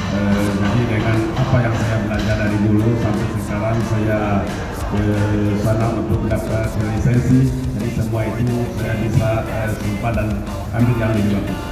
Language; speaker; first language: Indonesian; non-native, fluent; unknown